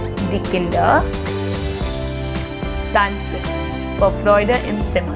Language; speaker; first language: German; non-native, fluent; Hindi